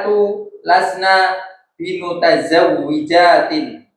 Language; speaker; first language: Arabic; non-native, learner; Indonesian